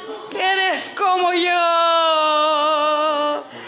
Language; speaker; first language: Spanish; early bilingual, heritage; Spanish